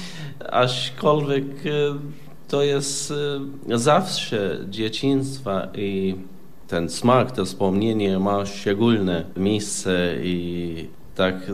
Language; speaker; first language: Polish; non-native, fluent; Arabic